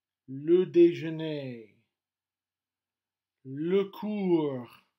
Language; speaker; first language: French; non-native, fluent; English